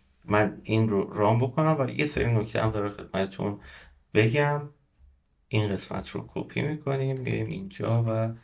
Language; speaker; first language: Persian; native; Persian